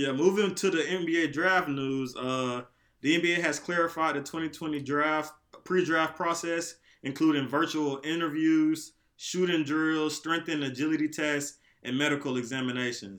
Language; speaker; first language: English; native; English